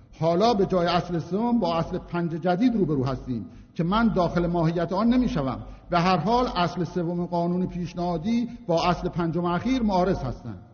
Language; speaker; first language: Persian; non-native, local second language; Azerbaijani